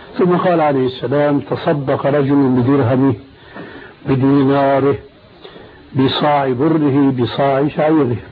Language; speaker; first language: Arabic; early bilingual, other home language; Albanian